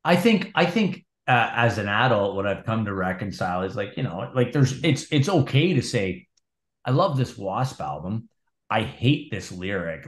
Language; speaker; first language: English; native; English